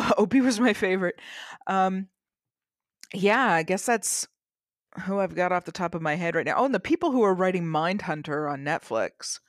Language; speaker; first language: English; native; English